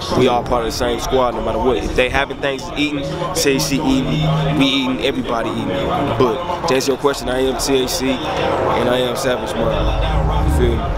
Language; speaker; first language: English; native; English